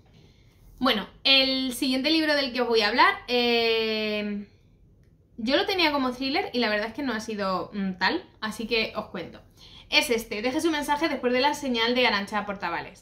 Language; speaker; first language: Spanish; native; Spanish